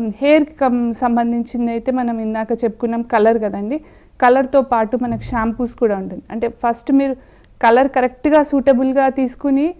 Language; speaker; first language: Telugu; native; Telugu